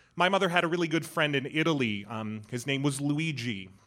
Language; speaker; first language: English; early bilingual, other home language; Persian